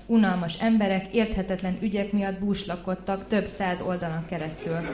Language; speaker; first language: Hungarian; early bilingual, heritage; Hungarian